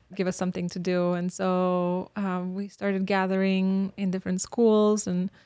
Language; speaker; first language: English; early bilingual, other home language; Bosnian